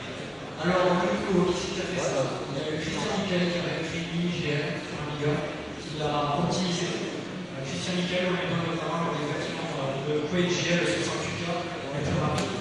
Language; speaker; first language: French; native; French